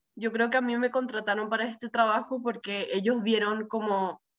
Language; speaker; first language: Spanish; early bilingual, heritage; Spanish